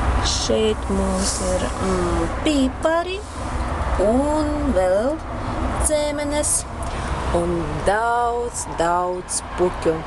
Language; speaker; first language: Latvian; non-native, local second language; Russian